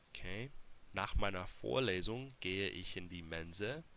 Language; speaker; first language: German; non-native, fluent; English